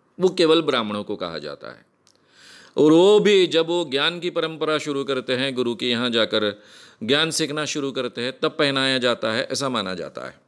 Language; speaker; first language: Hindi; non-native, local second language; Marathi